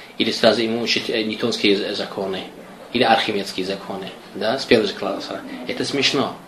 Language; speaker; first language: Russian; non-native, local second language; Azerbaijani